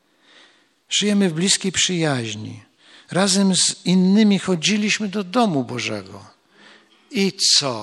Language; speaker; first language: Polish; native; Polish